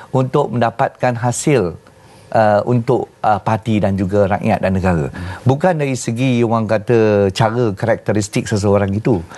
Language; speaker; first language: Malay; non-native, local second language; Chinese